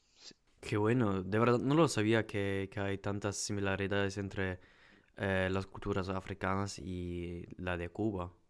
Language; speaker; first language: Spanish; non-native, fluent; German